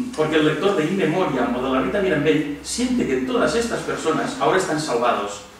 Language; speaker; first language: Spanish; non-native, local second language; Catalan